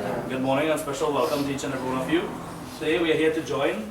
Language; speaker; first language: English; native; English